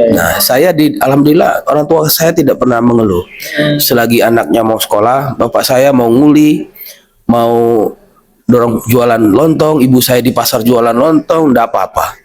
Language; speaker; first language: Indonesian; native; Indonesian